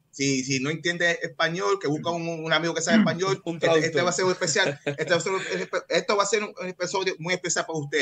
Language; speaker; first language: Spanish; early bilingual, heritage; English